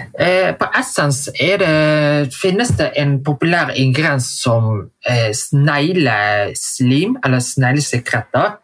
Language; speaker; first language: Norwegian; early bilingual, heritage; Vietnamese